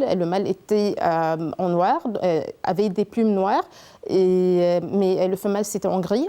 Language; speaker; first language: French; non-native, learner; Arabic